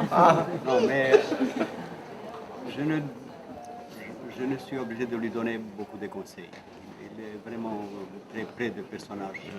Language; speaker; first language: French; non-native, fluent; Romanian